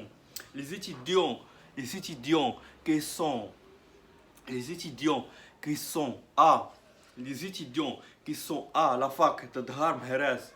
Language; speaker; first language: French; non-native, learner; Arabic